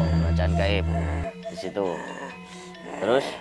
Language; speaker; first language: Indonesian; native; Indonesian